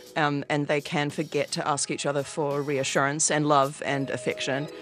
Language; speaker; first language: English; native; English